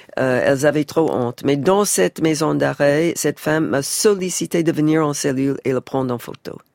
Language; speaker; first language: French; non-native, fluent; English